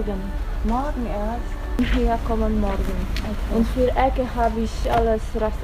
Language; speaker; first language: German; non-native, learner; Polish